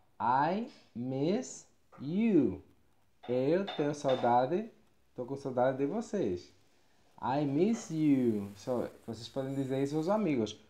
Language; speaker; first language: Portuguese; non-native, fluent; Spanish